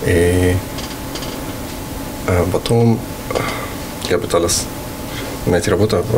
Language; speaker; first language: Russian; non-native, learner; Arabic